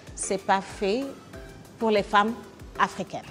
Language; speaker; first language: French; non-native, local second language; Wolof